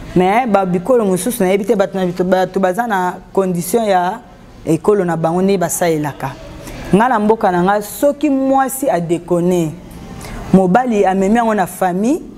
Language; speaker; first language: Lingala; non-native, local second language; Luba-Lulua